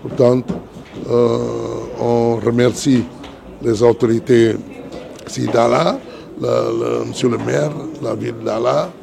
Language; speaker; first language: French; non-native, fluent; Portuguese